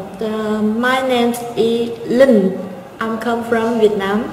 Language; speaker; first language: English; non-native, learner; Vietnamese